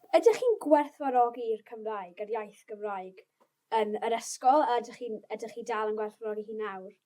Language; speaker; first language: Welsh; non-native, local second language; English